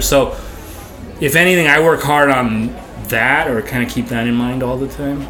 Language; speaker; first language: English; early bilingual, other home language; Spanish